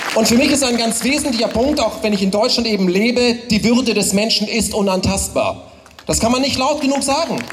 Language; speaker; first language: German; native; German